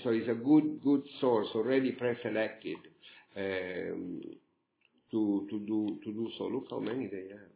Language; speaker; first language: English; non-native, fluent; Italian